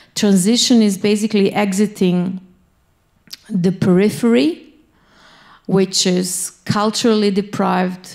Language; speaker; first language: English; non-native, fluent; Bosnian